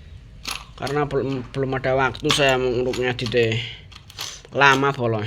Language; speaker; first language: Indonesian; non-native, local second language; Javanese